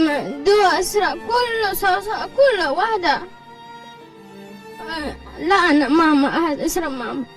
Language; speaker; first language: Arabic; non-native, learner; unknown